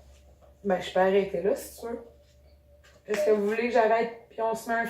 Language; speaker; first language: French; native; French